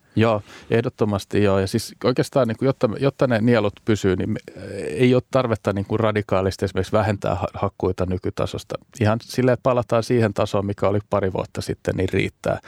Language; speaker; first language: Finnish; native; Finnish